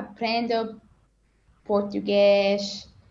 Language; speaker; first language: Portuguese; non-native, learner; English